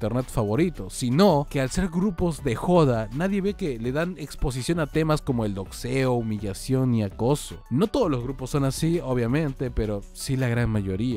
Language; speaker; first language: Spanish; native; Spanish